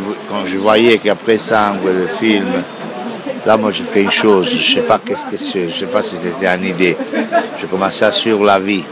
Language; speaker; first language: French; non-native, fluent; Italian